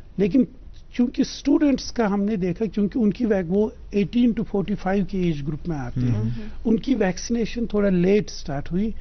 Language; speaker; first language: Hindi; non-native, local second language; Kashmiri